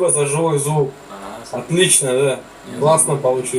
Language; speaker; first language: Russian; native; Russian